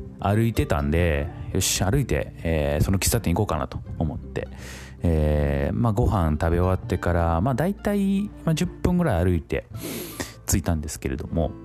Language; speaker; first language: Japanese; native; Japanese